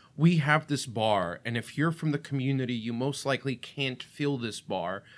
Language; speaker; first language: English; early bilingual, other home language; Russian